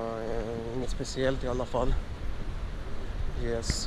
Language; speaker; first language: Swedish; early bilingual, other home language; Russian